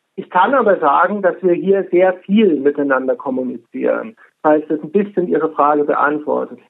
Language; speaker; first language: German; native; German